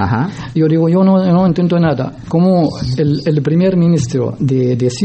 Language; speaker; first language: Spanish; non-native, learner; Arabic